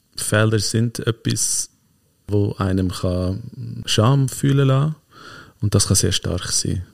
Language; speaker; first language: German; early bilingual, heritage; German